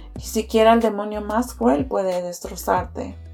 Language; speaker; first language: Spanish; early bilingual, heritage; Spanish